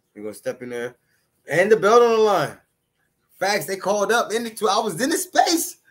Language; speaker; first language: English; native; English